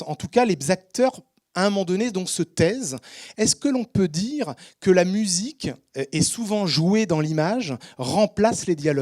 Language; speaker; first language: French; native; French